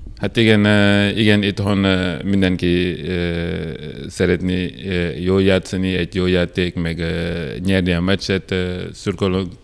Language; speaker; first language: Hungarian; non-native, learner; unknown